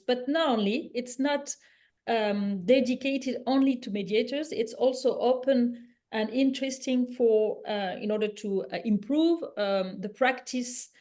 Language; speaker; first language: English; non-native, fluent; French